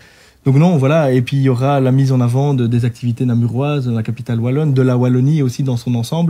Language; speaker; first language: French; native; French